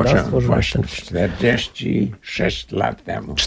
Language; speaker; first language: Polish; early bilingual, heritage; Portuguese